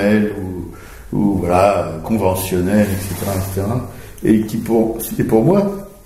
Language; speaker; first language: French; native; French